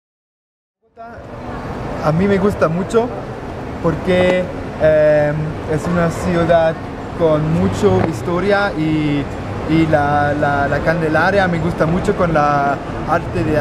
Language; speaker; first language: Spanish; non-native, learner; German